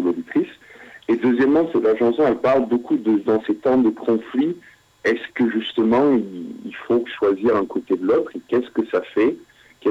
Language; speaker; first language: French; non-native, fluent; English